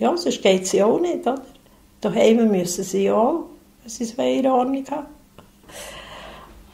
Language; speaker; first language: German; native; German